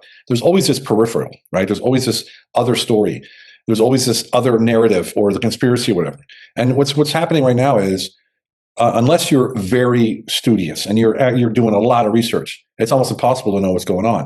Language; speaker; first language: English; native; English